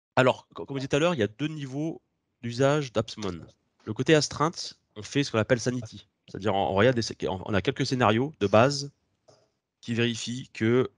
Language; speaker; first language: French; native; French